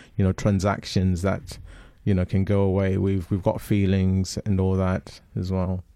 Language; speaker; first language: English; non-native, local second language; Shona